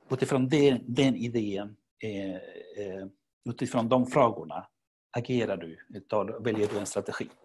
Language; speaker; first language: Swedish; non-native, fluent; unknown